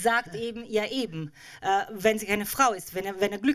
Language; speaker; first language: German; native; German